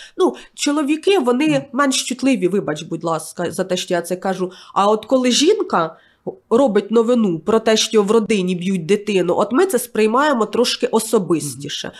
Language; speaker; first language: Ukrainian; native; Ukrainian